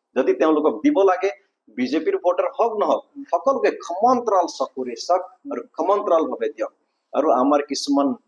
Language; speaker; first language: Assamese; non-native, local second language; Nepali